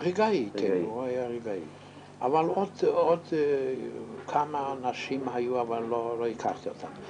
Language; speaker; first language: Hebrew; non-native, fluent; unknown